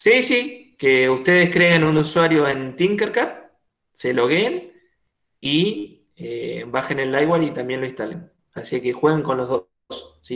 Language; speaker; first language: Spanish; native; Spanish